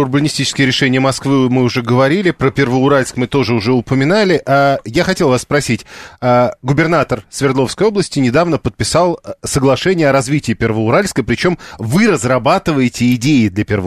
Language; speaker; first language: Russian; native; Russian